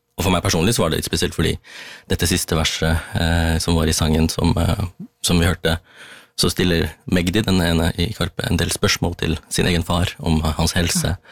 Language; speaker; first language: Norwegian; early bilingual, other home language; Tamil